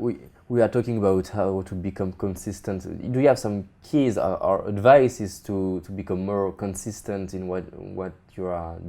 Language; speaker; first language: English; non-native, fluent; French